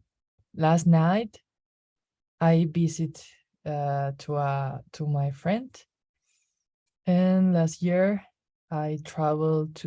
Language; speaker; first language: English; non-native, learner; Spanish